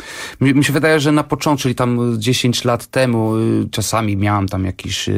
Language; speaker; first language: Polish; non-native, fluent; Portuguese